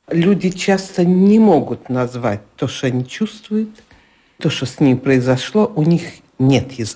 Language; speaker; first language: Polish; non-native, learner; Russian